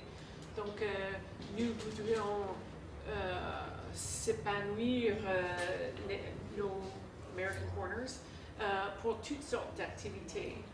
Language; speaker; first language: French; non-native, fluent; English